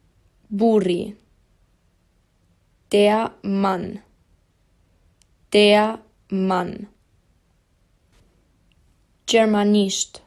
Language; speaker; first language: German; non-native, fluent; Albanian